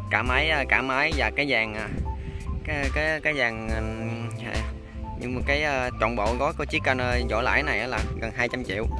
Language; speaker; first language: Vietnamese; native; Vietnamese